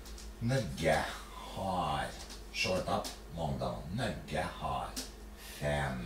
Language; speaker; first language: Norwegian; non-native, fluent; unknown